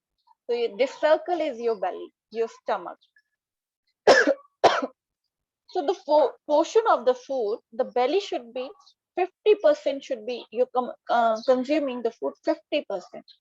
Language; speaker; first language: English; non-native, local second language; Hindi